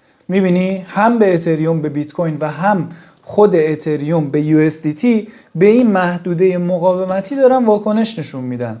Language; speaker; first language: Persian; native; Persian